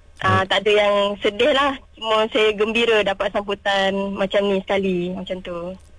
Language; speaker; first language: Malay; non-native, local second language; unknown